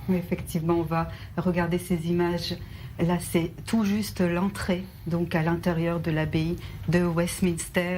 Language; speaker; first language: French; native; French